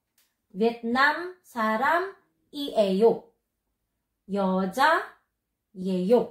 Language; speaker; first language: Korean; non-native, fluent; Filipino